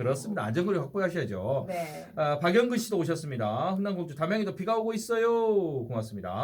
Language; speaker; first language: Korean; native; Korean